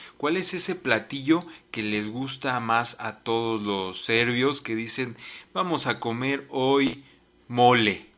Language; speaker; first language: Spanish; native; Spanish